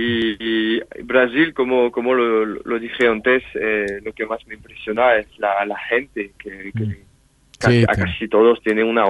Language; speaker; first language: Spanish; non-native, fluent; French